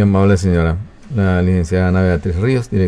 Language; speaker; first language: Spanish; native; Spanish